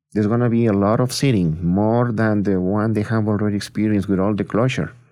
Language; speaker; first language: English; non-native, fluent; Spanish